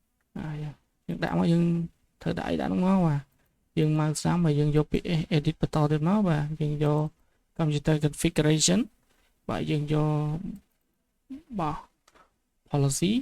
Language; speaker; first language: Khmer; native; Khmer